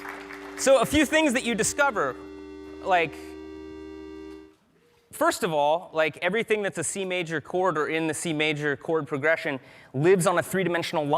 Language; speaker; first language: English; native; English